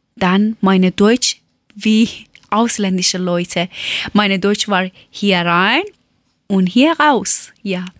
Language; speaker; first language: German; non-native, learner; Persian